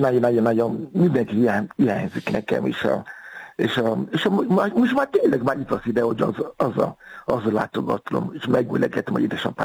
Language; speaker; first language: Hungarian; non-native, fluent; Yoruba